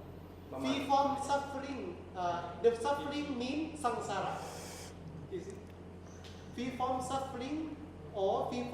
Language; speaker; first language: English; non-native, learner; Thai